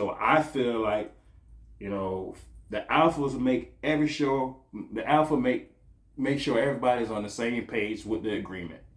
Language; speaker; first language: English; native; English